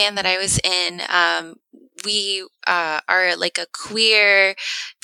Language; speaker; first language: English; early bilingual, other home language; Spanish